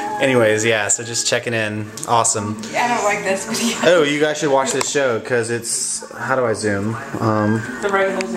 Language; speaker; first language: English; native; English